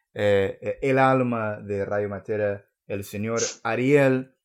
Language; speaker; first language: Spanish; non-native, fluent; English